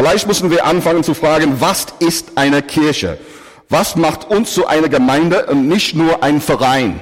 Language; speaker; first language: German; non-native, fluent; English